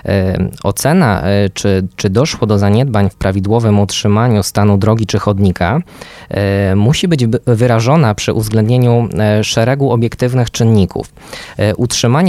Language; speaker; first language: Polish; native; Polish